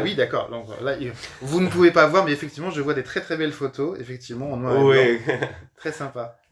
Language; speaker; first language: French; native; French